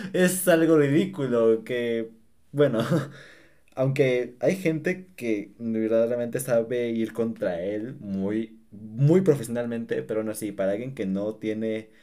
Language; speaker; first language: Spanish; native; Spanish